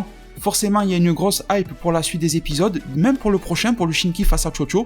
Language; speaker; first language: French; native; French